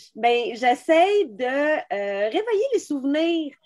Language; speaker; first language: French; native; French